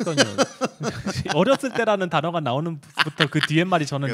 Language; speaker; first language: Korean; native; Korean